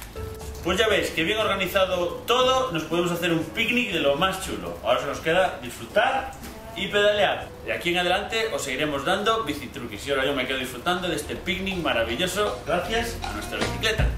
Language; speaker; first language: Spanish; native; Spanish